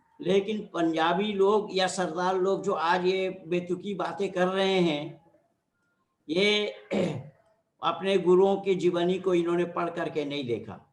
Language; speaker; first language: Hindi; non-native, local second language; Bangla